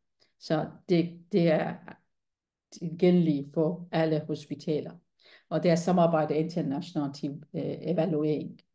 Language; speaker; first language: Danish; non-native, fluent; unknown